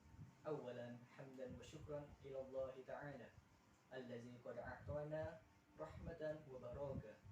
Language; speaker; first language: Arabic; non-native, learner; Indonesian